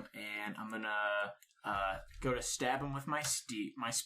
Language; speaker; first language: English; native; English